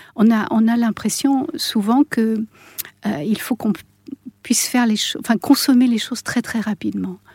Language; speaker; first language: French; native; French